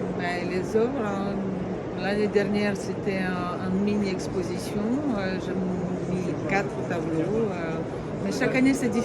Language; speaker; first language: French; non-native, fluent; Romanian